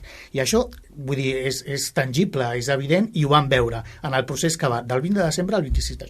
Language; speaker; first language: Catalan; native; Catalan